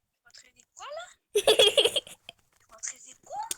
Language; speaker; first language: French; native; French